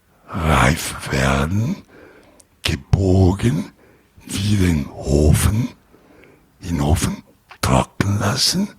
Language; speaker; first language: German; non-native, learner; Italian